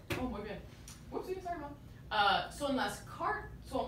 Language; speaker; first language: Spanish; non-native, fluent; English